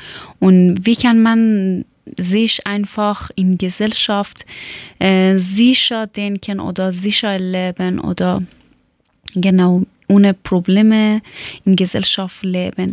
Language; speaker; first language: German; non-native, learner; Persian